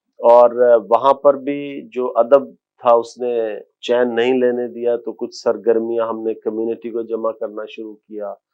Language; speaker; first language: Urdu; non-native, local second language; Haryanvi